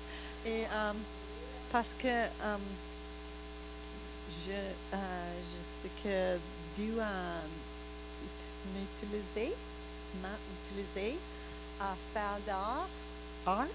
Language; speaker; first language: French; non-native, learner; English